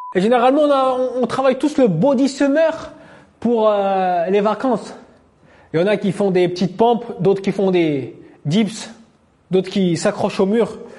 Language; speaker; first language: French; non-native, local second language; Arabic